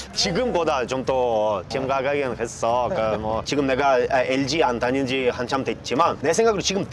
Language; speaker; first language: Korean; non-native, fluent; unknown